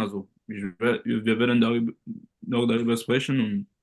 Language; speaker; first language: German; non-native, learner; French